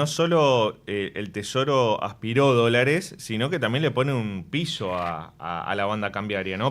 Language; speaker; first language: Spanish; native; Spanish